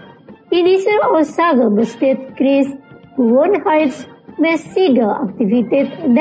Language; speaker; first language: German; non-native, learner; Indonesian